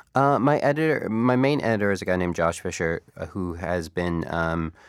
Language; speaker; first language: English; native; English